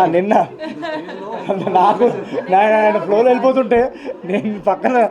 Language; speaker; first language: Telugu; native; Telugu